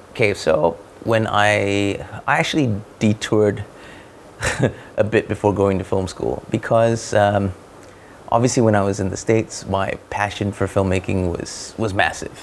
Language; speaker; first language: English; non-native, local second language; Malay